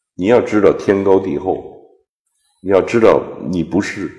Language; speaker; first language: Chinese; native; Chinese